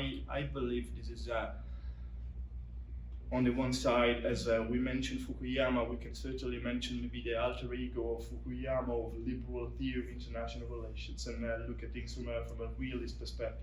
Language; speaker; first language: English; non-native, fluent; Italian